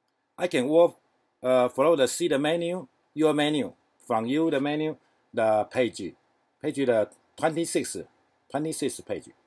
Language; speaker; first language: English; non-native, learner; Chinese